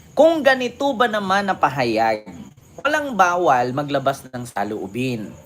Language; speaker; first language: Filipino; native; Filipino